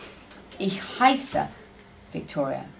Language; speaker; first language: German; non-native, learner; English